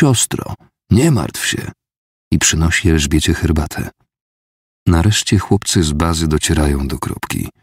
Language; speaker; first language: Polish; native; Polish